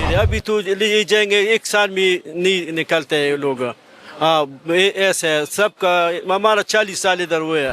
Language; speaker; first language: Hindi; non-native, fluent; Pashto